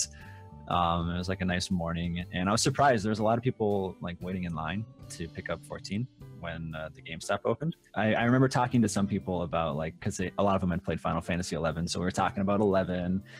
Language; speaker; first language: English; native; English